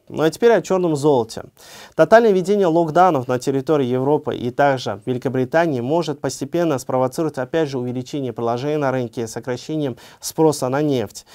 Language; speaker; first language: Russian; non-native, local second language; Uzbek